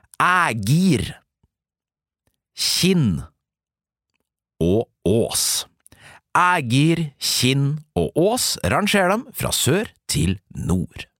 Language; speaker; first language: Norwegian; native; Norwegian